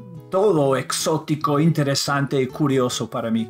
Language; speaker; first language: Spanish; non-native, fluent; English